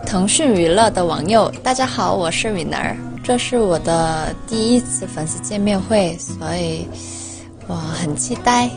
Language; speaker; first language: Chinese; non-native, fluent; Korean